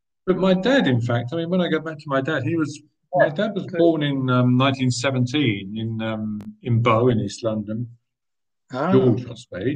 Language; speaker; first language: English; native; English